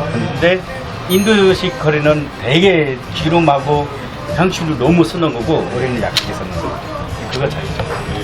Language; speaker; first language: Korean; non-native, fluent; Nepali